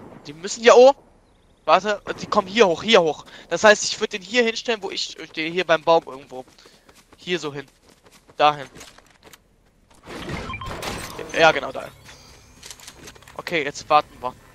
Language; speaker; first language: German; native; German